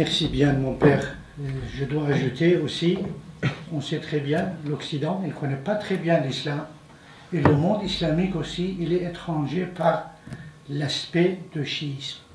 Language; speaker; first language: French; non-native, fluent; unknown